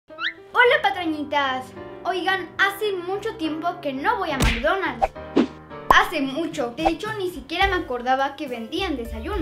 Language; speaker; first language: Spanish; native; Spanish